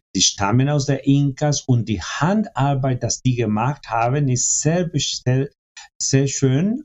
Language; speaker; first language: German; non-native, fluent; Spanish